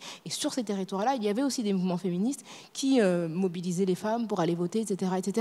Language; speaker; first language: French; native; French